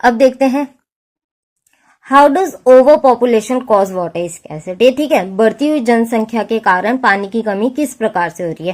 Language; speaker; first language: Hindi; native; Hindi